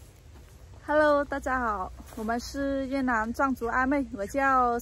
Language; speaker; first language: Chinese; non-native, fluent; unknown